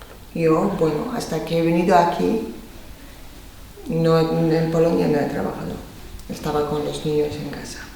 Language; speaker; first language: Spanish; non-native, fluent; Polish